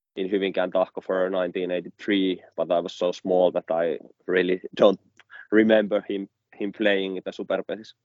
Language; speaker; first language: English; non-native, fluent; Finnish